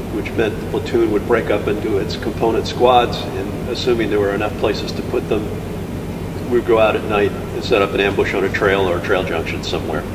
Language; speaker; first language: English; native; English